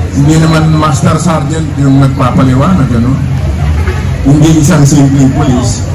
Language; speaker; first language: Filipino; native; Filipino